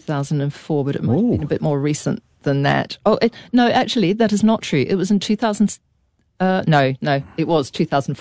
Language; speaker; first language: English; native; English